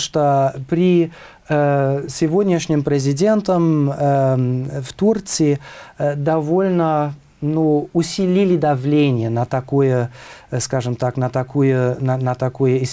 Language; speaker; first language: Russian; non-native, fluent; German